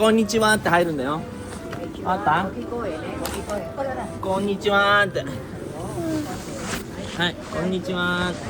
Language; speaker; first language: Japanese; non-native, fluent; Filipino